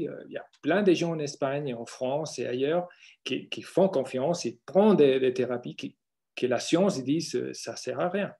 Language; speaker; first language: French; non-native, fluent; Spanish